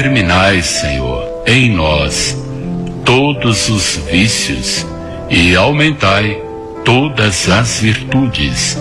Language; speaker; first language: Portuguese; native; Portuguese